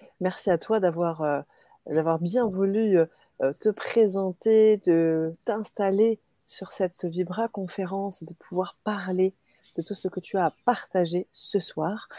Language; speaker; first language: French; native; French